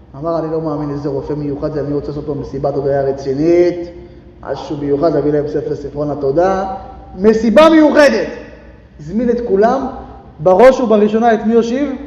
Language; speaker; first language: Hebrew; native; Hebrew